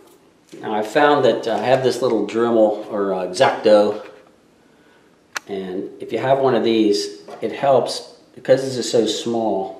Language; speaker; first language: English; native; English